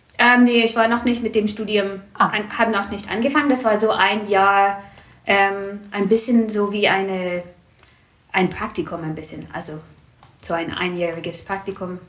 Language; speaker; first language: German; non-native, fluent; English